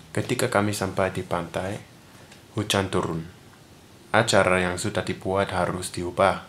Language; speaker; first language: Indonesian; non-native, learner; English